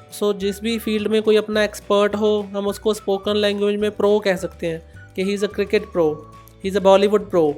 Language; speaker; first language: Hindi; non-native, local second language; Punjabi